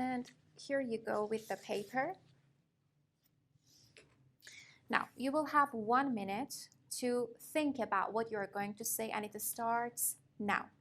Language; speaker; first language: English; non-native, fluent; Persian